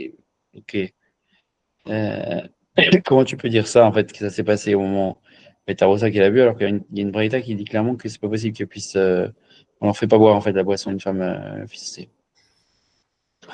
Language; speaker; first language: French; native; French